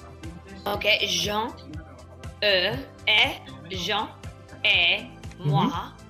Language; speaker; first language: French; non-native, learner; English